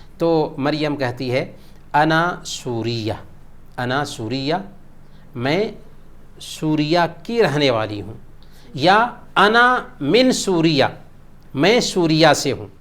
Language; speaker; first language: Urdu; native; Urdu